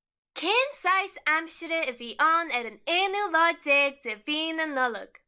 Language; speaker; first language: Irish; non-native, local second language; English